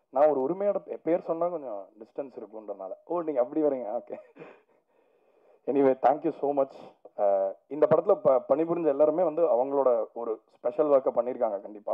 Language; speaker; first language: Tamil; native; Tamil